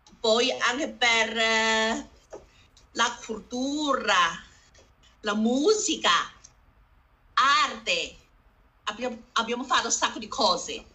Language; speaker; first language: Italian; non-native, learner; Chinese